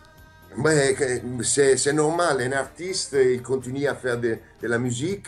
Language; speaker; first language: French; non-native, fluent; Italian